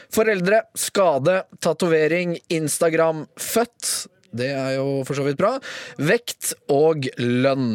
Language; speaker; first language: Norwegian; native; Norwegian